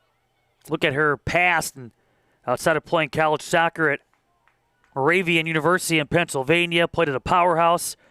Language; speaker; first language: English; native; English